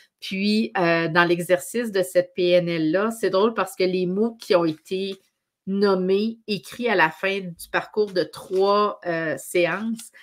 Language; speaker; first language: French; native; French